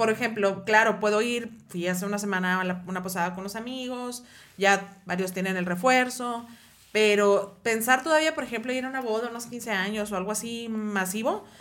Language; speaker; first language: Spanish; native; Spanish